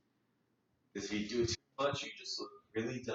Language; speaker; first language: English; native; English